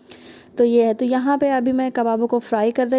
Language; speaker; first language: Hindi; native; Hindi